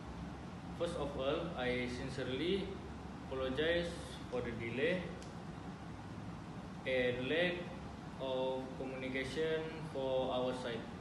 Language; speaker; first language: English; non-native, learner; Malay